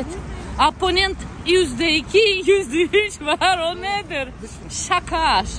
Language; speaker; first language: Turkish; non-native, learner; Russian